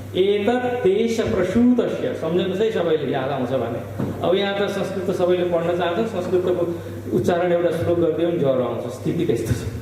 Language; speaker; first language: Nepali; native; Nepali